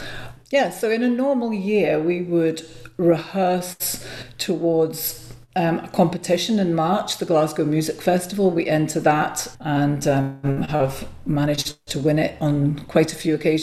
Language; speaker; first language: English; native; English